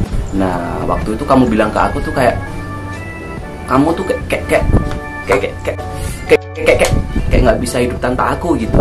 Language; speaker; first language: Indonesian; non-native, local second language; Javanese